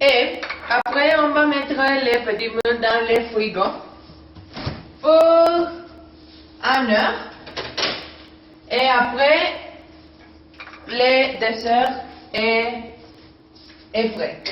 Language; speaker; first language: French; non-native, learner; Spanish